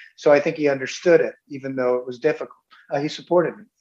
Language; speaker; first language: English; native; English